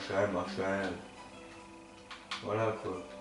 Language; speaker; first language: French; native; French